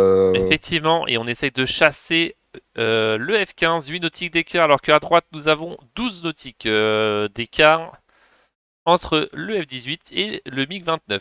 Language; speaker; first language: French; native; French